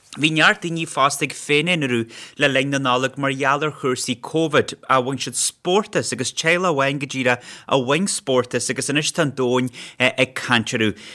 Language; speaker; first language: Irish; native; Irish